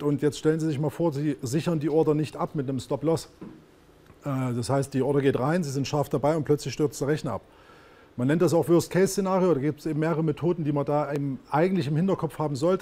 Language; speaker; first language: German; native; German